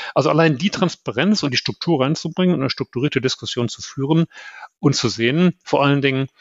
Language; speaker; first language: German; native; German